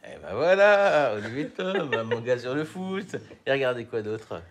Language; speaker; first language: French; native; French